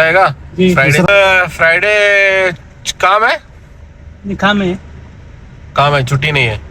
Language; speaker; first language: Hindi; non-native, local second language; Malayalam